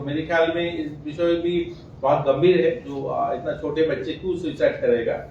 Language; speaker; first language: Hindi; non-native, local second language; Bangla